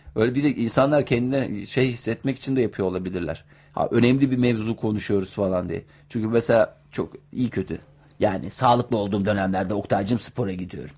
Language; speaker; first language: Turkish; native; Turkish